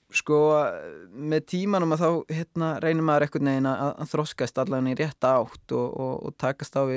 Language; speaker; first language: Icelandic; native; Icelandic